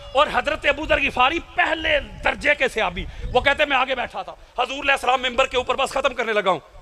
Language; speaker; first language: Urdu; non-native, local second language; Punjabi